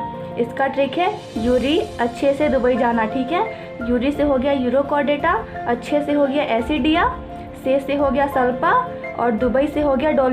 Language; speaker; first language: Hindi; native; Hindi